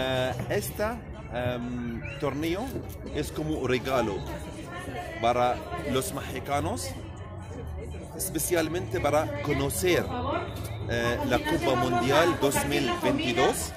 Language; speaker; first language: Spanish; non-native, learner; Arabic